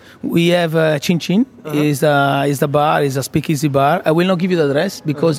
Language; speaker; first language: English; non-native, fluent; Italian